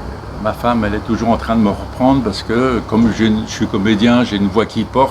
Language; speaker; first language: French; native; French